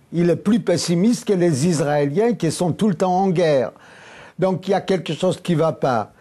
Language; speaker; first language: French; non-native, fluent; Polish